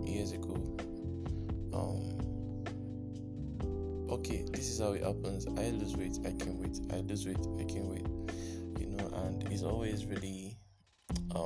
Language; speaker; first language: English; non-native, local second language; Yoruba